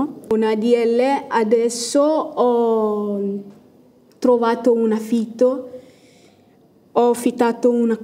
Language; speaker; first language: Italian; non-native, learner; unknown